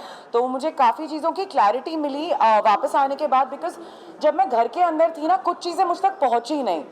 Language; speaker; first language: Hindi; native; Hindi